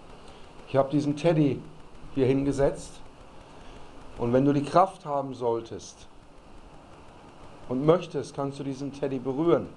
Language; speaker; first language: German; native; German